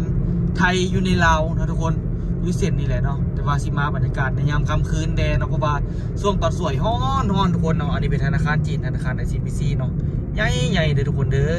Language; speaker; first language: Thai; non-native, local second language; Northeastern Thai